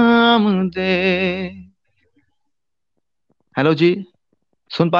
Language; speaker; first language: Hindi; non-native, local second language; Kok Borok